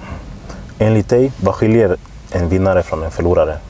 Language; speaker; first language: Swedish; native; Swedish